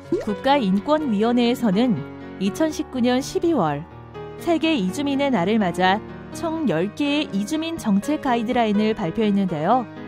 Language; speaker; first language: Korean; native; Korean